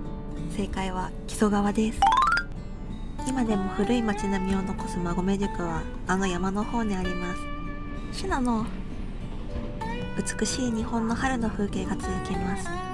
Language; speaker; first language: Japanese; native; Japanese